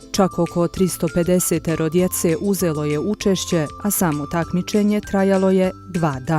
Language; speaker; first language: Bosnian; native; Bosnian